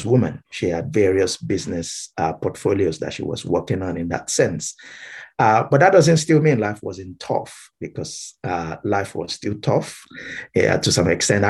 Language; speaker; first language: English; non-native, local second language; Yoruba